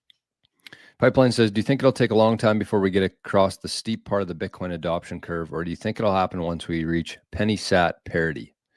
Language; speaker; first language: English; native; English